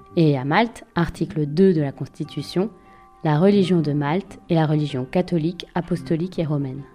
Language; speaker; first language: French; native; French